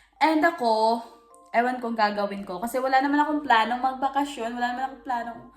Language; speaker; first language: Filipino; non-native, local second language; Hiligaynon